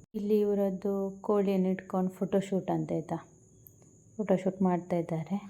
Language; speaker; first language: Kannada; non-native, local second language; Tulu